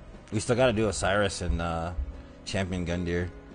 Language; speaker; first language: English; native; English